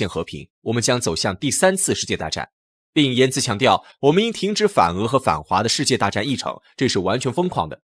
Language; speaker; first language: Chinese; native; Chinese